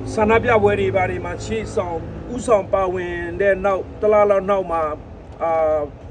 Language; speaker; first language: Burmese; non-native, local second language; Nepali